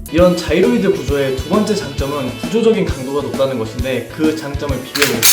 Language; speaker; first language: Korean; native; Korean